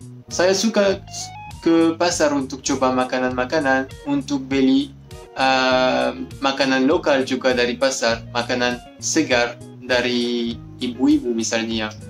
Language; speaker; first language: Indonesian; non-native, learner; French